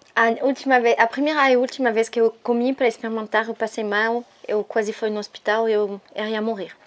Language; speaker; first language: Portuguese; non-native, fluent; French